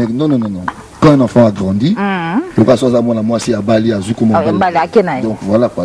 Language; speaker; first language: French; non-native, local second language; Lingala